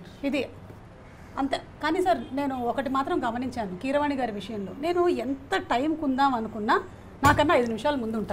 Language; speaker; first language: Telugu; native; Telugu